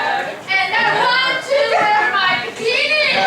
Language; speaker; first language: English; non-native, learner; Chinese